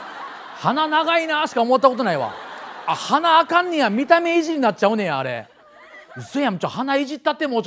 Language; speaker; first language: Japanese; native; Japanese